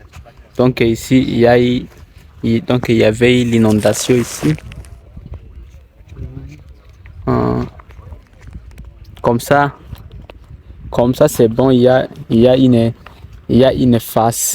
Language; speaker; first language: French; non-native, local second language; Rundi